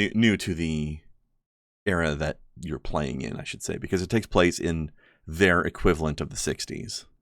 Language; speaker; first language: English; native; English